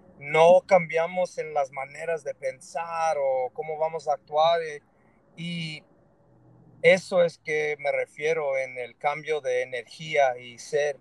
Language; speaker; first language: Spanish; early bilingual, heritage; Spanish